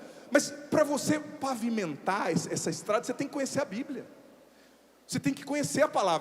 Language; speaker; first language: Portuguese; native; Portuguese